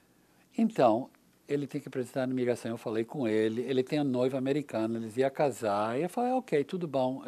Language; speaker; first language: Portuguese; non-native, learner; English